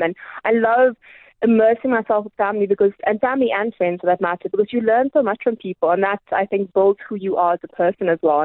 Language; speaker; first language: English; native; English